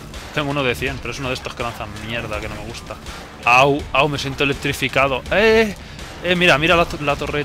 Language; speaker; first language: Spanish; native; Spanish